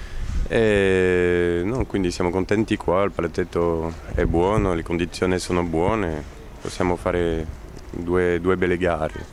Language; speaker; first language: Italian; non-native, fluent; Polish